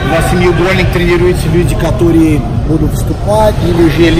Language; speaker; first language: Russian; non-native, learner; Portuguese